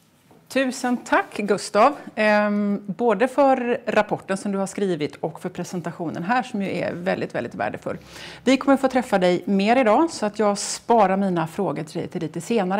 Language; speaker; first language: Swedish; native; Swedish